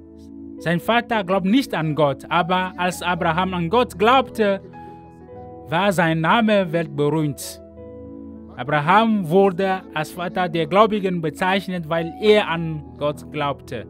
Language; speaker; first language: German; non-native, fluent; Ewe